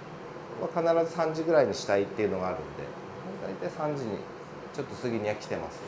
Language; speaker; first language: Japanese; native; Japanese